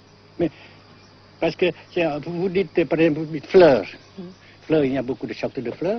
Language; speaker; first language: French; non-native, fluent; Vietnamese